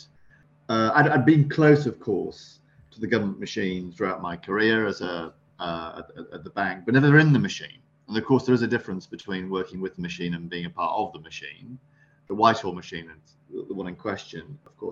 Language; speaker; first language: English; native; English